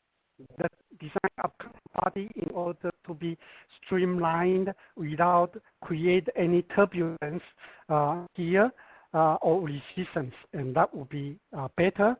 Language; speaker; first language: English; non-native, fluent; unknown